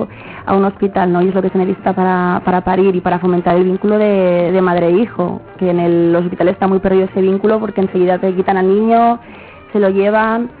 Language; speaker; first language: Spanish; native; Spanish